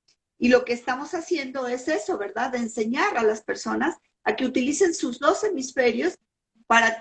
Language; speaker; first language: Spanish; native; Spanish